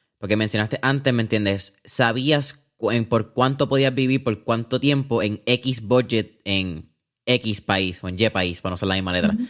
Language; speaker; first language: Spanish; native; Spanish